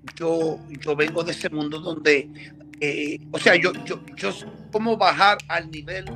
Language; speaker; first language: Spanish; early bilingual, heritage; Spanish